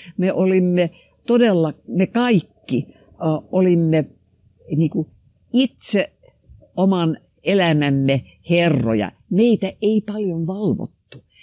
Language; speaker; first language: Finnish; non-native, local second language; Swedish